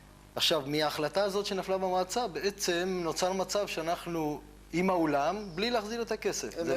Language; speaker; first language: Hebrew; native; Hebrew